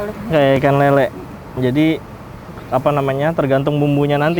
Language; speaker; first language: Indonesian; native; Indonesian